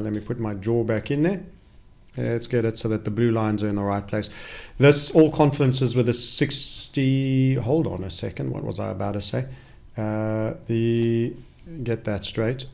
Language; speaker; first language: English; native; English